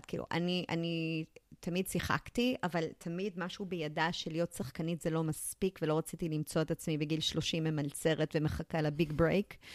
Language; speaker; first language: Hebrew; early bilingual, other home language; English